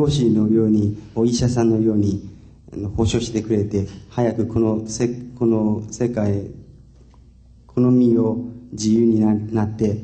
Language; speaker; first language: Japanese; non-native, fluent; Chinese